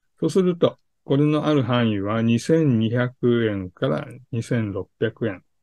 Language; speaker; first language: Japanese; native; Japanese